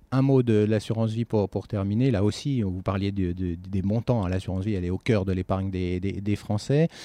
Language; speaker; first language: French; native; French